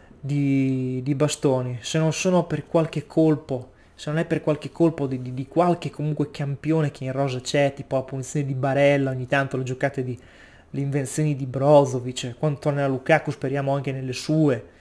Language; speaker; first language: Italian; native; Italian